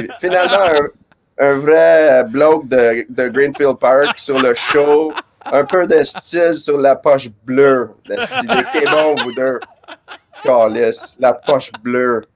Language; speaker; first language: French; non-native, local second language; English